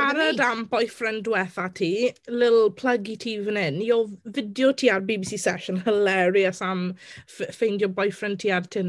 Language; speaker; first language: Welsh; non-native, local second language; English